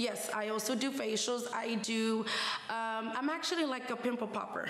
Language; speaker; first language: English; early bilingual, other home language; Spanish